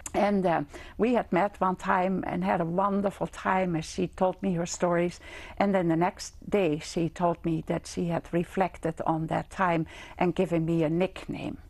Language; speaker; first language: English; non-native, fluent; Dutch